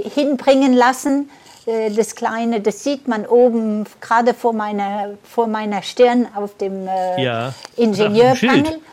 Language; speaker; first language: German; early bilingual, heritage; German